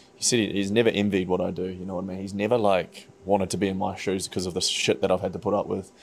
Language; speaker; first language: English; native; English